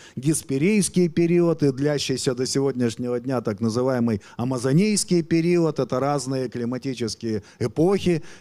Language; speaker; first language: Russian; native; Russian